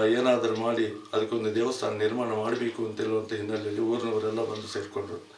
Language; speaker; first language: Kannada; native; Kannada